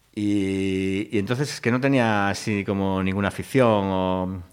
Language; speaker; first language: Spanish; native; Spanish